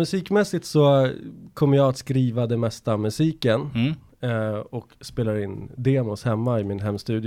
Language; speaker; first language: Swedish; native; Swedish